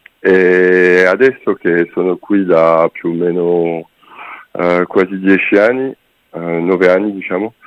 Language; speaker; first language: Italian; non-native, fluent; French